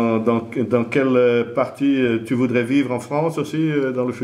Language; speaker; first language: French; non-native, fluent; Dutch